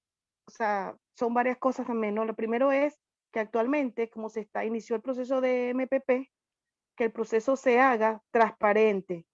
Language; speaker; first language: Spanish; native; Spanish